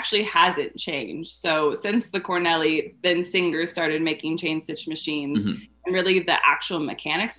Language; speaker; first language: English; native; English